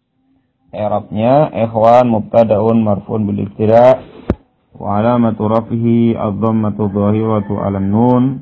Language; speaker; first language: Arabic; non-native, fluent; Indonesian